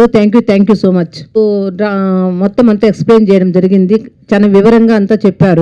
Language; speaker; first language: Telugu; native; Telugu